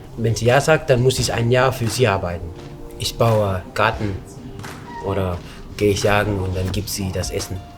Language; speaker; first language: German; non-native, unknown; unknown